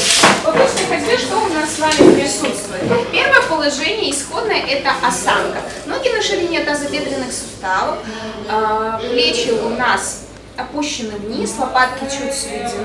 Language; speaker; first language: Russian; native; Russian